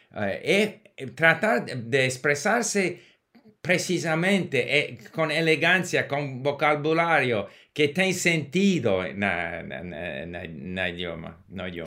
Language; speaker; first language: Portuguese; non-native, learner; English